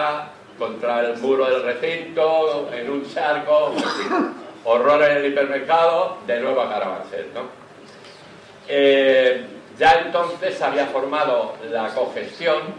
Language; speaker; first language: Spanish; native; Spanish